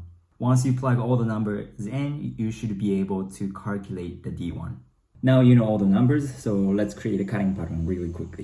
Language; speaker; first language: English; non-native, fluent; Japanese